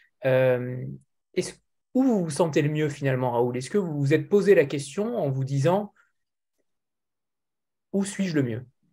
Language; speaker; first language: French; native; French